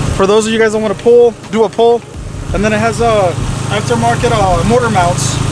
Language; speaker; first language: English; native; English